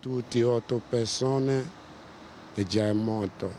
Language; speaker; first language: Italian; non-native, learner; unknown